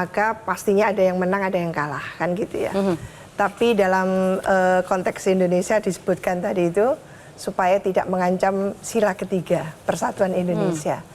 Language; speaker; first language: Indonesian; native; Indonesian